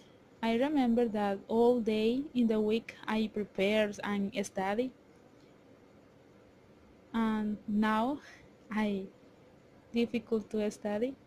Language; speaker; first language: English; non-native, learner; Spanish